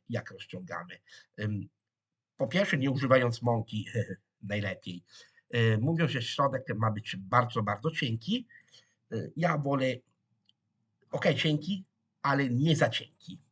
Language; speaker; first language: Polish; non-native, fluent; Italian